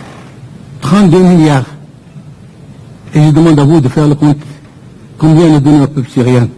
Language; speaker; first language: French; non-native, fluent; Persian